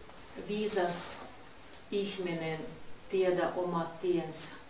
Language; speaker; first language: Finnish; non-native, fluent; Russian